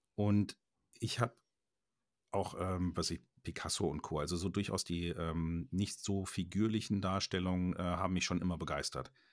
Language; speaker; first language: German; native; German